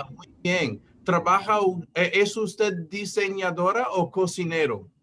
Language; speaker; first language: Spanish; non-native, fluent; English